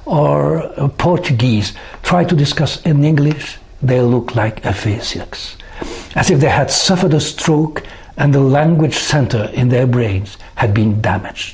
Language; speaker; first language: English; non-native, fluent; French